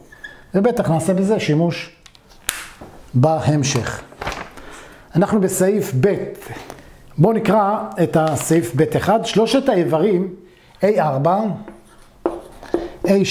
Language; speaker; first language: Hebrew; native; Hebrew